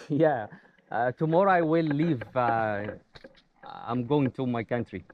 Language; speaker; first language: English; non-native, learner; Arabic